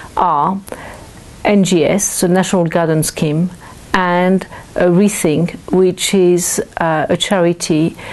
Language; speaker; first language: English; non-native, fluent; French